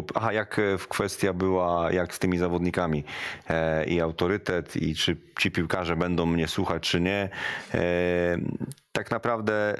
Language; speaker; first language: Polish; native; Polish